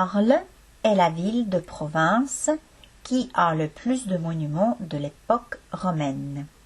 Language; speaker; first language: French; non-native, fluent; Estonian